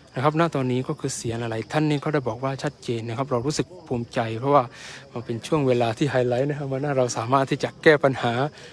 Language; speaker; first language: Thai; non-native, local second language; Malay